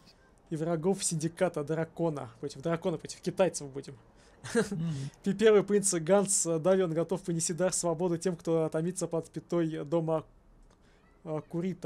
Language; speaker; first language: Russian; native; Russian